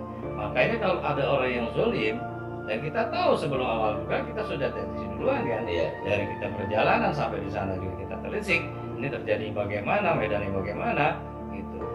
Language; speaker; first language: Indonesian; native; Indonesian